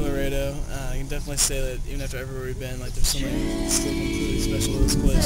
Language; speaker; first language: English; native; English